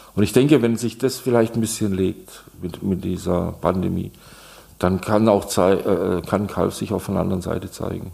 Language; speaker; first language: German; non-native, fluent; Czech